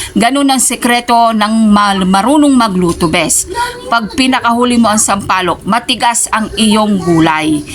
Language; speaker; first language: Filipino; non-native, local second language; Pangasinan